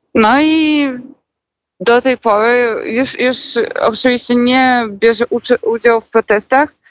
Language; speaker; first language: Polish; non-native, fluent; Russian